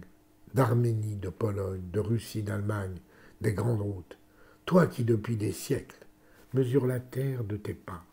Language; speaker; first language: French; native; French